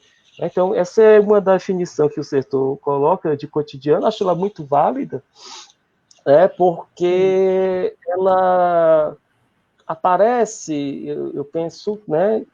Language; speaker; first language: Portuguese; native; Portuguese